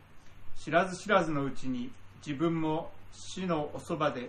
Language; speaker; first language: Japanese; native; Japanese